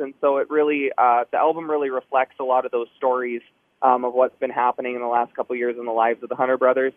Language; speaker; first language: English; native; English